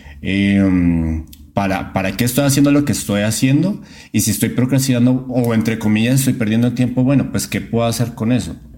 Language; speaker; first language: Spanish; native; Spanish